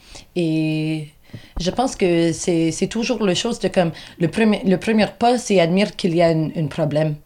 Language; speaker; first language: French; non-native, local second language; English